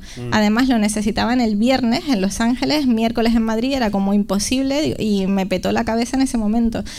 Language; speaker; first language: Spanish; native; Spanish